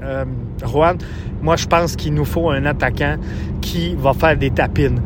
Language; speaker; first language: French; native; French